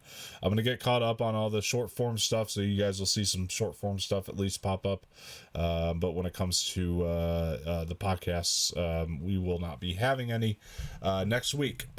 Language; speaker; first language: English; native; English